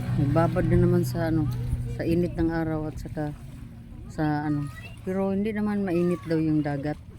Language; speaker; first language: Filipino; non-native, local second language; Cebuano